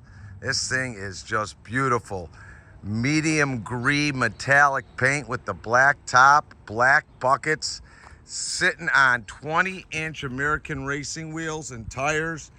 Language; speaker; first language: English; native; English